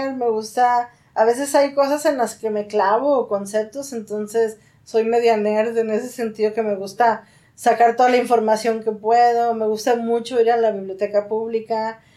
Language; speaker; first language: Spanish; native; Spanish